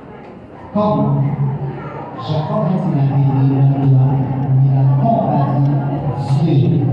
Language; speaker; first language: French; non-native, local second language; Haitian Creole